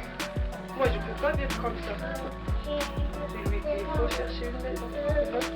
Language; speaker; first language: French; non-native, learner; Arabic